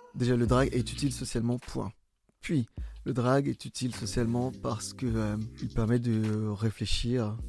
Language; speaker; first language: French; early bilingual, other home language; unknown